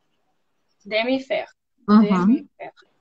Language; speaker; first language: French; non-native, learner; Portuguese